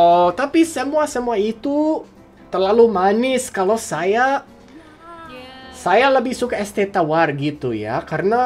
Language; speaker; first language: Indonesian; non-native, fluent; English